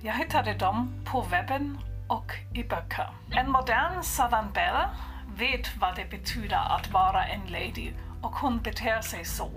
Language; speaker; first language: Swedish; non-native, fluent; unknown